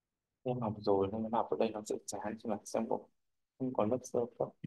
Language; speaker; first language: Vietnamese; native; Vietnamese